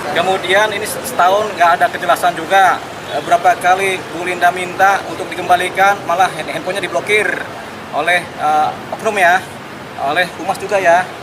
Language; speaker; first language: Indonesian; native; Indonesian